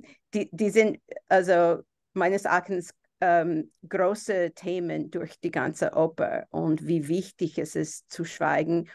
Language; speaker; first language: German; non-native, fluent; English